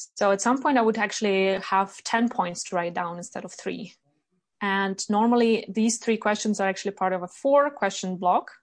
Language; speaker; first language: English; non-native, fluent; Ukrainian